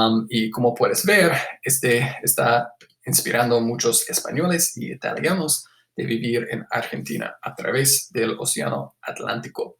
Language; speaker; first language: Spanish; non-native, fluent; English